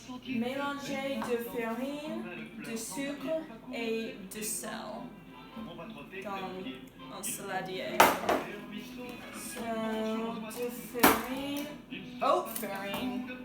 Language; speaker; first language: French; non-native, learner; English